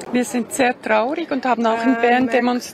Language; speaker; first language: German; non-native, learner; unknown